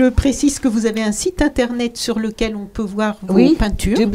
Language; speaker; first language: French; native; French